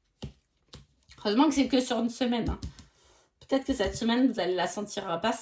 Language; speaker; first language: French; native; French